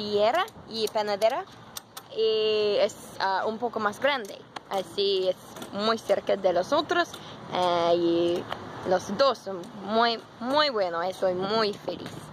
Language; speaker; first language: Spanish; non-native, learner; English